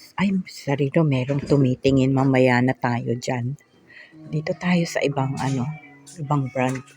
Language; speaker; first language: Filipino; native; Filipino